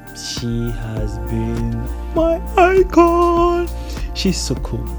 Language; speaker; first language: English; non-native, local second language; Yoruba